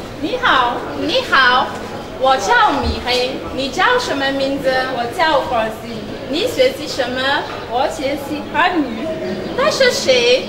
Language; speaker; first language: Chinese; non-native, learner; French